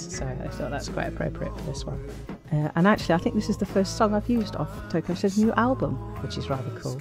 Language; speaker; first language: English; native; English